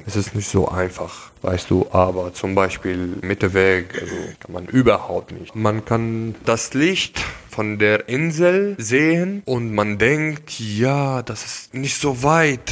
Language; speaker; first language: German; non-native, local second language; Arabic